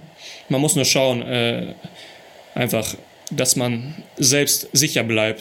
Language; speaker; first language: German; early bilingual, other home language; Russian